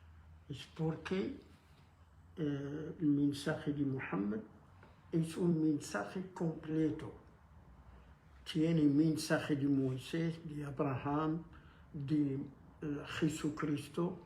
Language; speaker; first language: Spanish; non-native, fluent; Arabic